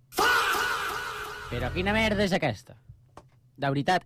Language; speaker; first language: Catalan; native; Catalan